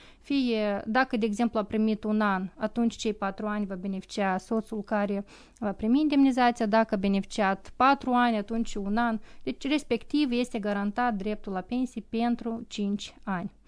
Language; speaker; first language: Romanian; native; Romanian